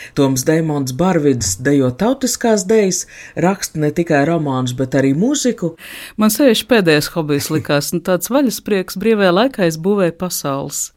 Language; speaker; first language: Latvian; native; Latvian